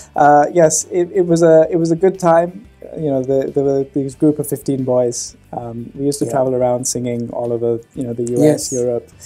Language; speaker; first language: English; native; English